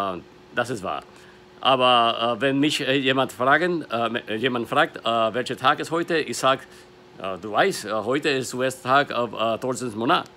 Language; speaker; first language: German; non-native, learner; English